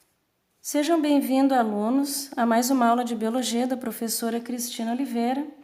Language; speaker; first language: Portuguese; native; Portuguese